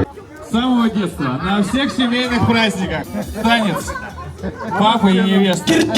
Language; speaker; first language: Russian; native; Russian